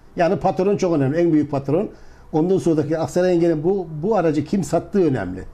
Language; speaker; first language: Turkish; native; Turkish